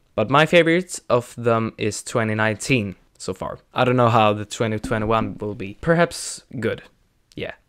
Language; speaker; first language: English; non-native, fluent; Swedish